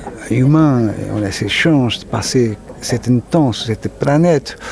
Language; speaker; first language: French; non-native, fluent; Chinese